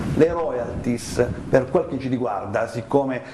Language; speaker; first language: Italian; native; Italian